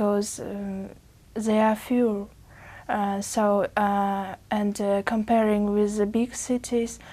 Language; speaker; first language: English; non-native, learner; Uzbek